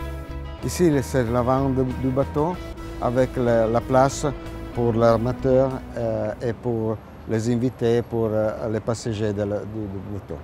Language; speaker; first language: French; non-native, learner; Italian